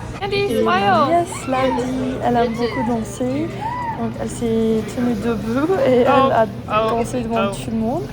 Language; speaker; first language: French; non-native, learner; English